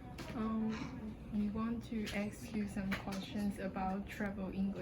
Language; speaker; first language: English; non-native, learner; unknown